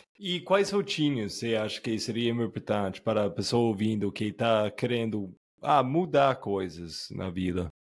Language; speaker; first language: Portuguese; non-native, fluent; English